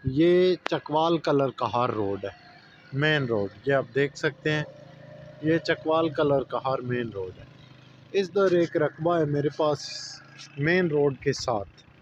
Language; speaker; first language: Urdu; non-native, local second language; Punjabi